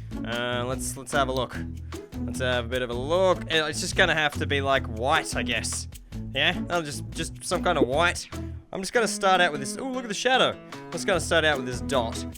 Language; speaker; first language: English; native; English